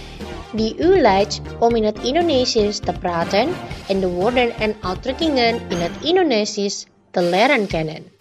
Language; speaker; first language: Dutch; non-native, fluent; Indonesian